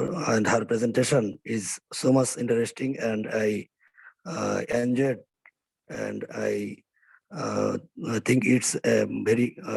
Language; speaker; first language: English; non-native, learner; Bangla